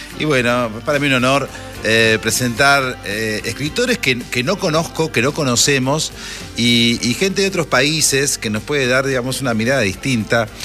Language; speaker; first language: Spanish; native; Spanish